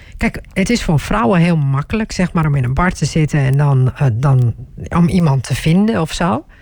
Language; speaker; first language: Dutch; early bilingual, other home language; Turkish